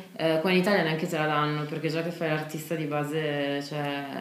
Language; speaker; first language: Italian; native; Italian